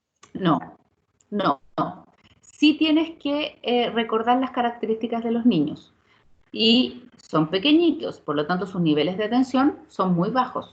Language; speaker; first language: Spanish; native; Spanish